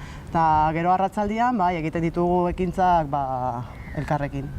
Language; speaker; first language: Basque; non-native, local second language; Spanish